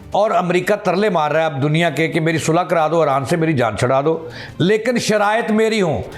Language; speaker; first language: Urdu; non-native, local second language; Punjabi